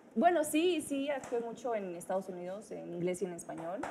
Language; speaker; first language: Spanish; early bilingual, heritage; Spanish